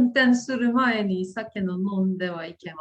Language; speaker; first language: Japanese; non-native, learner; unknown